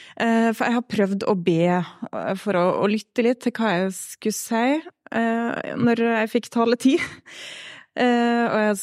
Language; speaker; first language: Norwegian; native; Norwegian